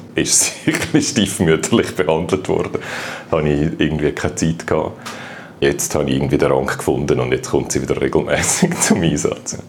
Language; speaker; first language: German; native; German